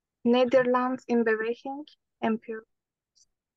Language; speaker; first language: Dutch; non-native, learner; Turkish